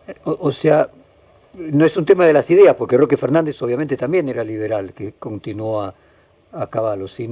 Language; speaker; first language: Spanish; native; Spanish